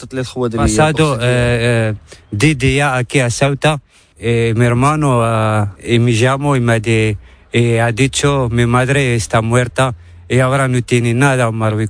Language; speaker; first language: Spanish; non-native, learner; Arabic